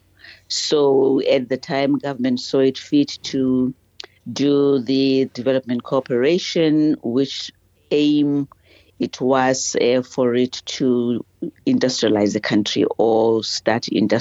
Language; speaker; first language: English; non-native, local second language; Southern Sotho